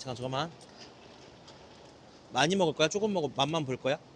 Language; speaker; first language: Korean; native; Korean